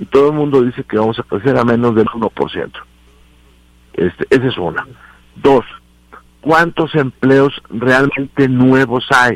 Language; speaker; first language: Spanish; native; Spanish